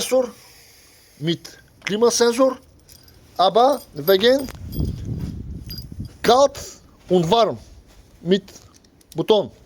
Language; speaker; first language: German; non-native, learner; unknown